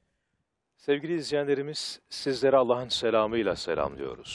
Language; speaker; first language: Turkish; native; Turkish